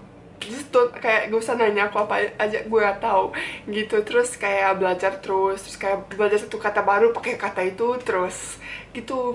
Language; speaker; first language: Indonesian; non-native, fluent; Bosnian